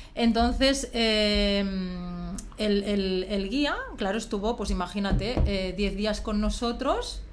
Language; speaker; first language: Spanish; native; Spanish